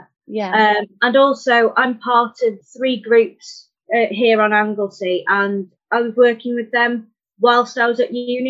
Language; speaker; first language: English; native; English